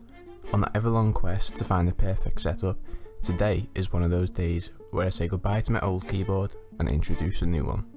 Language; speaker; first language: English; native; English